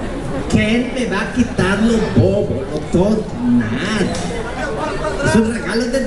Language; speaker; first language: Portuguese; non-native, learner; Spanish